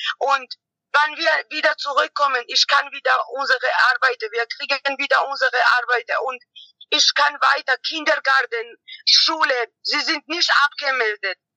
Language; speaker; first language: German; non-native, learner; Georgian